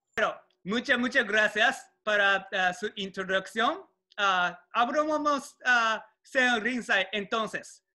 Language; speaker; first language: Spanish; non-native, learner; Japanese